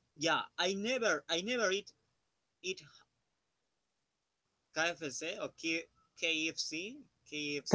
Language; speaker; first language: English; non-native, learner; Spanish